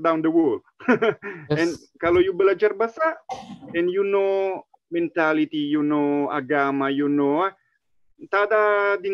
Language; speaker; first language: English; non-native, fluent; Italian